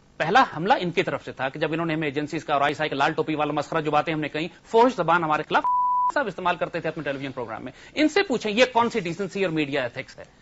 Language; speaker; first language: Urdu; native; Urdu